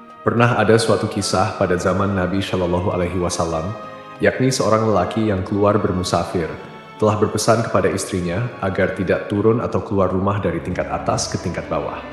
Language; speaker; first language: Indonesian; native; Indonesian